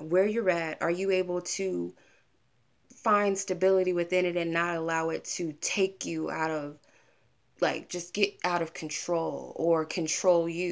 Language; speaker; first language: English; native; English